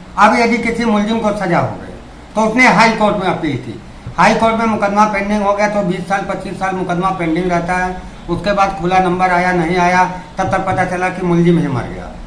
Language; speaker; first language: Hindi; native; Hindi